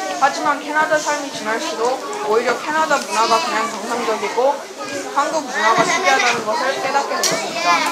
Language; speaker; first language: Korean; early bilingual, heritage; Korean